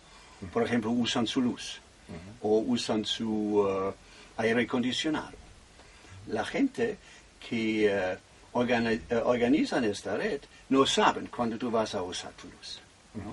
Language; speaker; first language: Spanish; non-native, fluent; German